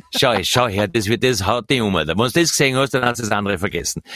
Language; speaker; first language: German; native; German